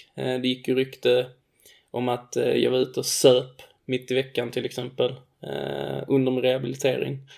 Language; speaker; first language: Swedish; native; Swedish